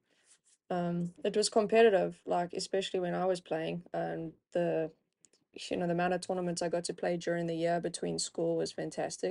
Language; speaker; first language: English; native; English